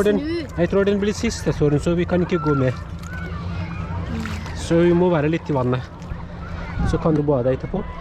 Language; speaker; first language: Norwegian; non-native, learner; Persian